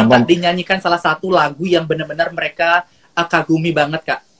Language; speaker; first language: Indonesian; native; Indonesian